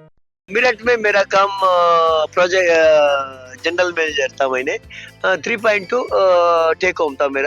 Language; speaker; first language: Hindi; non-native, local second language; Telugu